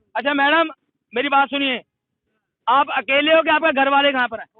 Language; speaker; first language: Hindi; non-native, local second language; Punjabi